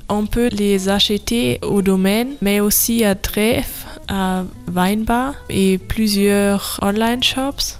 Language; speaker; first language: French; non-native, learner; German